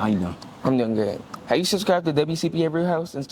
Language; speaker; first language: English; native; English